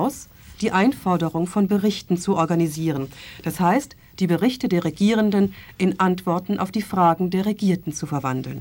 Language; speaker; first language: German; native; German